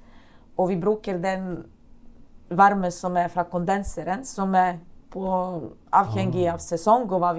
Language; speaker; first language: Norwegian; non-native, fluent; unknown